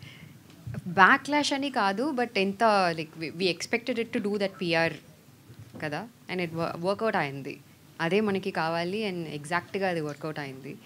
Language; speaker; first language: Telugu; non-native, fluent; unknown